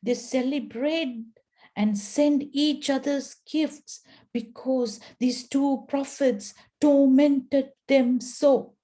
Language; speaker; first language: English; non-native, local second language; Sinhala